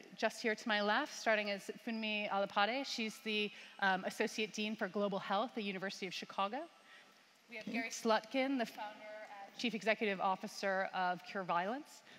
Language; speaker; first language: English; native; English